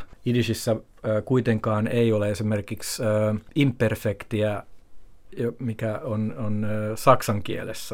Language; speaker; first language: Finnish; native; Finnish